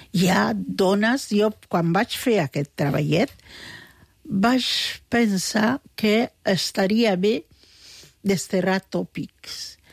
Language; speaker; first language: Catalan; non-native, fluent; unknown